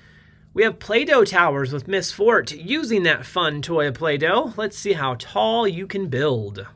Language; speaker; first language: English; native; English